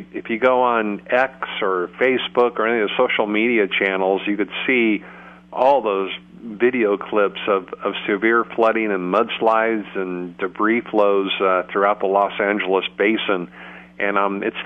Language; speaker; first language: English; native; English